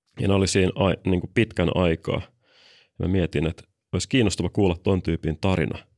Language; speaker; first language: Finnish; native; Finnish